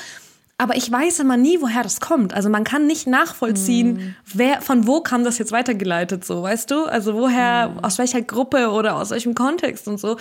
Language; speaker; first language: German; early bilingual, other home language; Russian